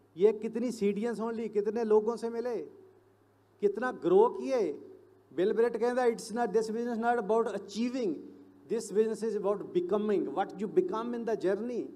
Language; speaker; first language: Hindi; non-native, local second language; Punjabi